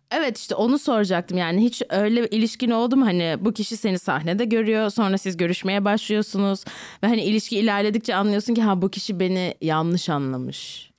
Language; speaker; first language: Turkish; native; Turkish